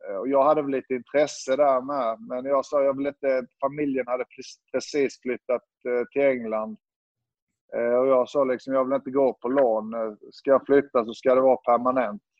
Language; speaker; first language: Swedish; early bilingual, other home language; Serbian